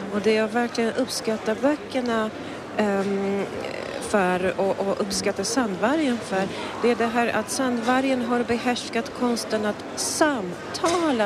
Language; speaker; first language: Swedish; non-native, fluent; Polish